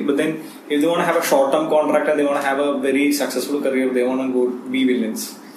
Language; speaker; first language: English; non-native, local second language; Malayalam